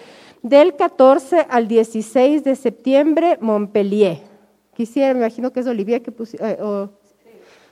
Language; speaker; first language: Spanish; native; Spanish